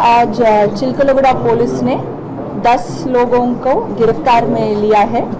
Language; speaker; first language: Hindi; non-native, local second language; Telugu